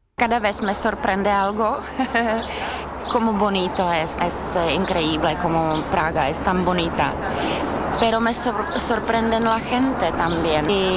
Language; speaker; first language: Spanish; non-native, fluent; Czech